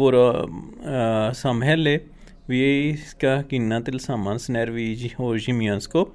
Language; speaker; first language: Swedish; non-native, learner; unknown